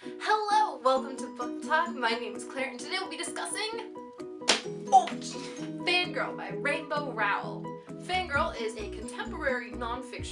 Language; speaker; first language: English; native; English